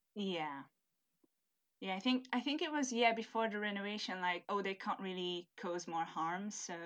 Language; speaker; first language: English; non-native, fluent; Hungarian